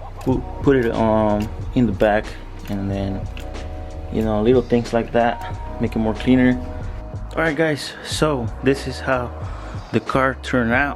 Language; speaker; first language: English; native; English